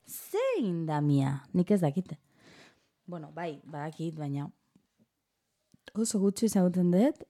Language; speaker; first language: Basque; non-native, learner; Spanish